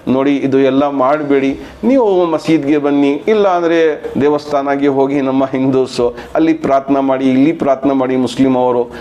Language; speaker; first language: Kannada; non-native, local second language; Urdu